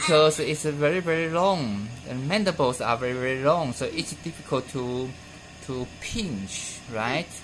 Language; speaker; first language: English; non-native, fluent; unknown